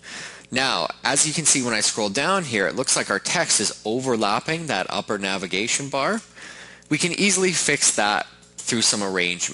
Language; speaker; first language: English; native; English